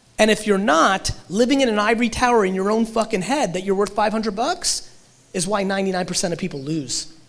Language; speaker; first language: English; early bilingual, other home language; Russian